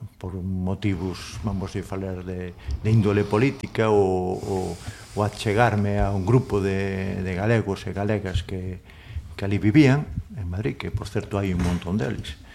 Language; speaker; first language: Galician; non-native, local second language; Spanish